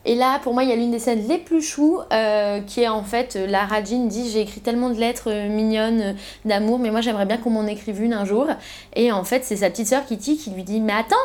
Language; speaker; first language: French; native; French